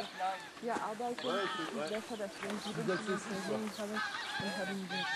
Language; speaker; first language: German; non-native, learner; French